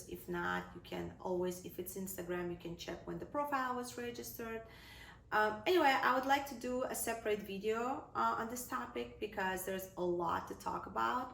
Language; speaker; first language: English; non-native, fluent; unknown